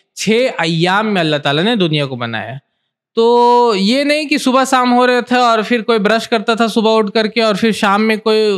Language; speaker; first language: Hindi; native; Hindi